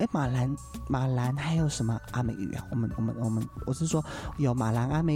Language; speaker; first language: Chinese; non-native, local second language; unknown